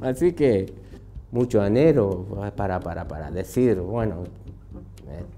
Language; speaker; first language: Spanish; early bilingual, other home language; Japanese